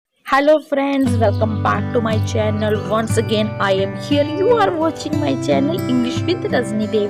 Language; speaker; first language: English; non-native, learner; Hindi